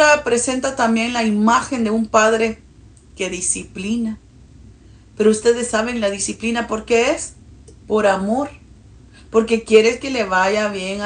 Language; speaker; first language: Spanish; early bilingual, heritage; Spanish